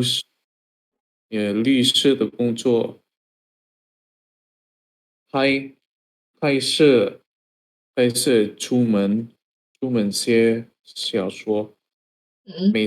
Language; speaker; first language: Chinese; non-native, learner; Indonesian